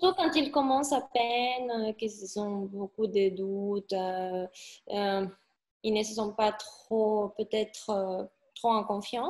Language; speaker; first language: French; non-native, fluent; Spanish